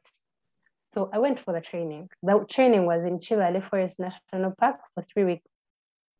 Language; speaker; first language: English; non-native, local second language; Ganda